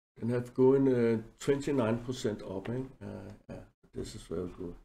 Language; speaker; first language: English; non-native, learner; Danish